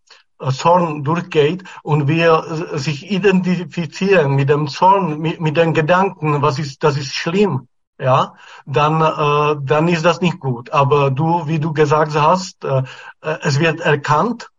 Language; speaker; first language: German; non-native, fluent; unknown